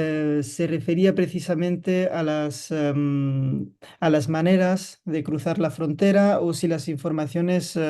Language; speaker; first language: Spanish; non-native, fluent; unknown